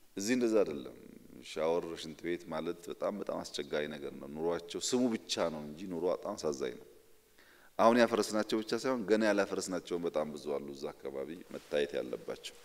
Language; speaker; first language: Amharic; non-native, local second language; Oromo